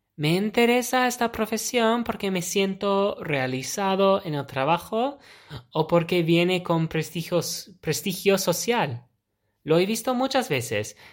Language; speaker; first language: Spanish; non-native, fluent; English